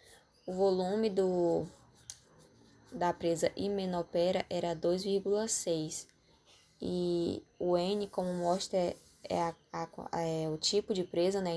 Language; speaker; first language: Portuguese; native; Portuguese